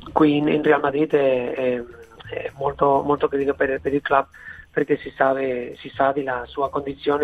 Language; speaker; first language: Italian; non-native, fluent; Spanish